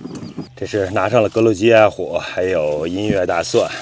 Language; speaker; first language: Chinese; native; Chinese